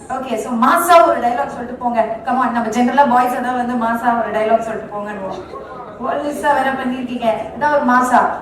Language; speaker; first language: Tamil; native; Tamil